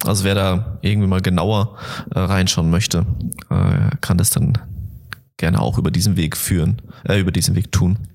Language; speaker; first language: German; native; German